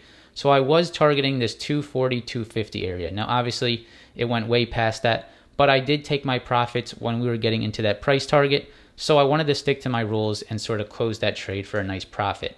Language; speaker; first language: English; native; English